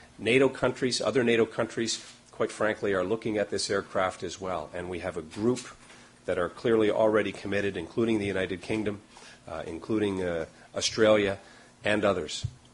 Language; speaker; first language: English; native; English